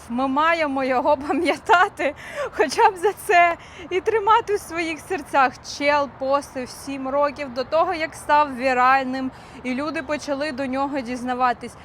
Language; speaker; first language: Ukrainian; non-native, local second language; Russian